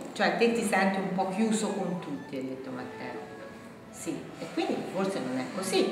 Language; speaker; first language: Italian; native; Italian